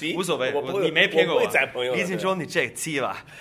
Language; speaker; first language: Chinese; non-native, fluent; German